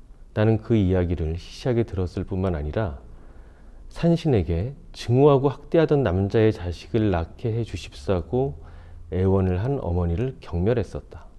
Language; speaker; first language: Korean; native; Korean